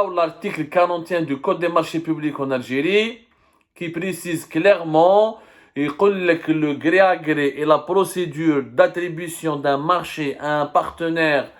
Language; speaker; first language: French; non-native, local second language; Arabic